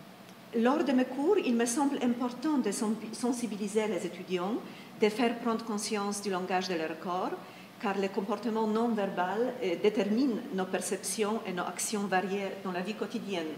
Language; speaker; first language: French; non-native, fluent; Polish